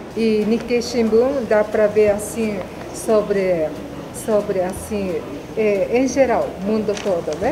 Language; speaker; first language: Portuguese; non-native, learner; Japanese